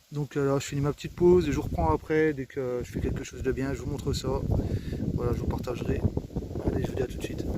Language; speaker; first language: French; native; French